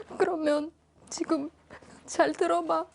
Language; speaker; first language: Korean; non-native, learner; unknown